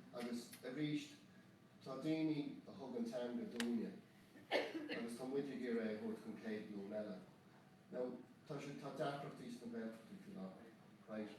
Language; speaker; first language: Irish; non-native, local second language; English